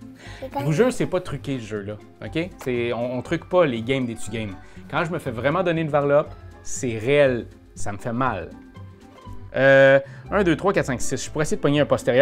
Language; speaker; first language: French; native; French